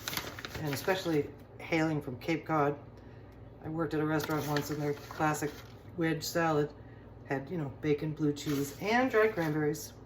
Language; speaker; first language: English; native; English